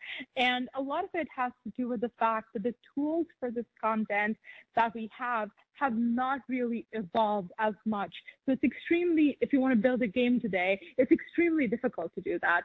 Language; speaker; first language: English; non-native, local second language; Urdu